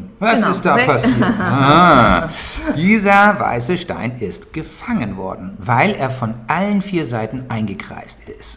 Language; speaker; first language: German; native; German